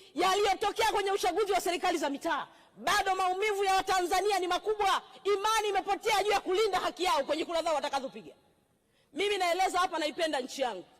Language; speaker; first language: Swahili; native; Swahili